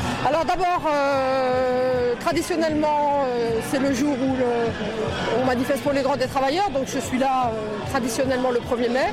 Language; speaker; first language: French; native; French